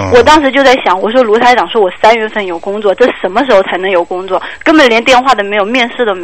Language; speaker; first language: Chinese; native; Chinese